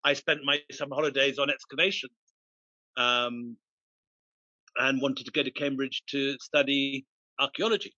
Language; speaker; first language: English; native; English